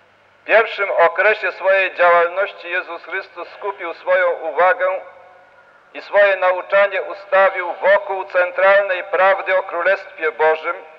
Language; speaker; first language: Polish; native; Polish